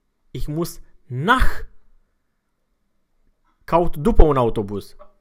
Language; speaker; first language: German; non-native, fluent; Romanian